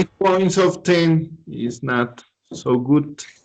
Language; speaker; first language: English; non-native, learner; Spanish